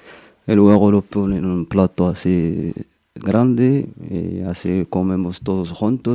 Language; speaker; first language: Spanish; non-native, fluent; Berber languages